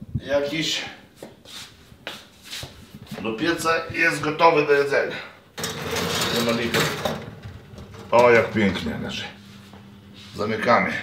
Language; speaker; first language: Polish; non-native, fluent; Lithuanian